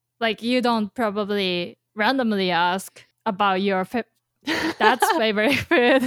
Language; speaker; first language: English; non-native, fluent; Japanese